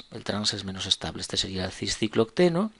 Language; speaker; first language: Spanish; native; Spanish